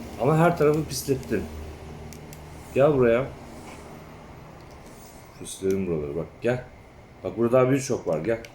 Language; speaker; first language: Turkish; native; Turkish